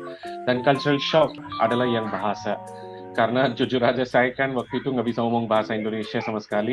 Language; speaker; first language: Indonesian; non-native, fluent; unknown